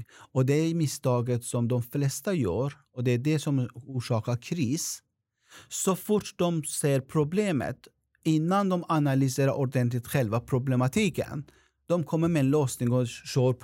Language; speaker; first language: Swedish; non-native, fluent; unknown